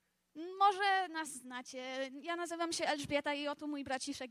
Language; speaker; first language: Polish; non-native, learner; English